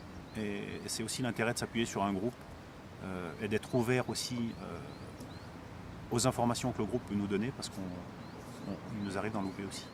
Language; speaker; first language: French; native; French